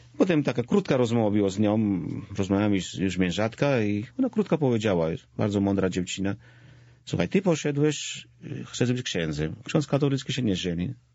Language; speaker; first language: Polish; non-native, fluent; Georgian